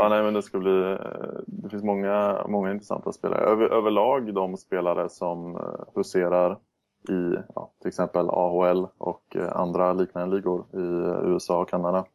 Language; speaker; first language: Swedish; native; Swedish